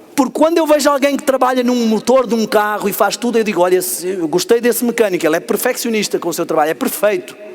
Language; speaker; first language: Portuguese; native; Portuguese